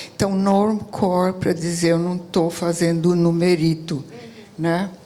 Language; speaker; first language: Portuguese; early bilingual, other home language; Italian